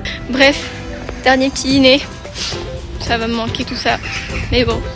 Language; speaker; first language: French; native; French